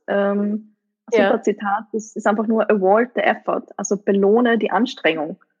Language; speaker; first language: German; native; German